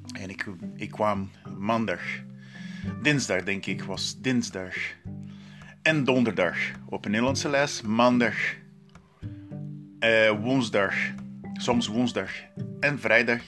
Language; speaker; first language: Dutch; non-native, learner; Portuguese